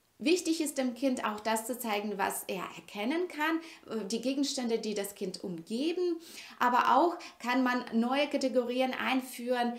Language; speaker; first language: German; non-native, fluent; Russian